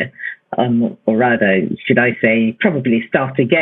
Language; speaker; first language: English; non-native, local second language; Yoruba